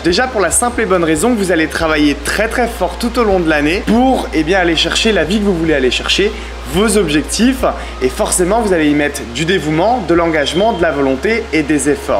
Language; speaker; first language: French; native; French